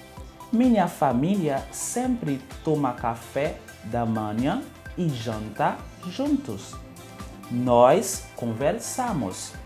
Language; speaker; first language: Portuguese; non-native, learner; Haitian Creole